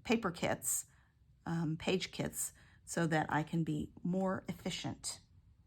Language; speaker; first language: English; native; English